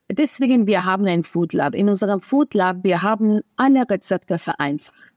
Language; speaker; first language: German; non-native, fluent; Persian